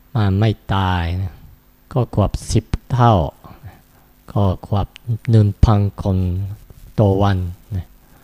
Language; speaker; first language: Thai; non-native, fluent; Japanese